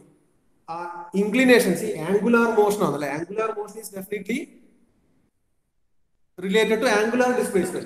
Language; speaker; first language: English; non-native, local second language; Malayalam